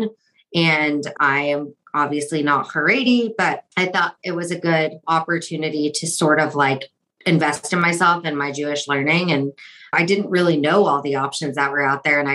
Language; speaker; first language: English; native; English